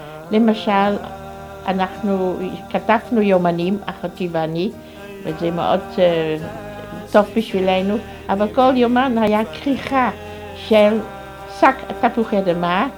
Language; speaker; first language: Hebrew; non-native, fluent; German